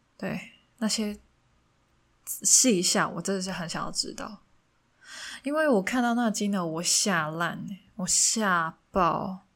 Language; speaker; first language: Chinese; non-native, local second language; Cantonese